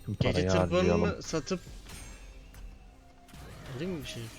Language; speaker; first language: Turkish; native; Turkish